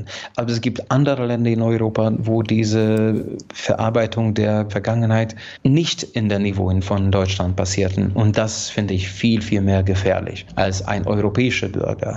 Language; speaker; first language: German; non-native, fluent; Hungarian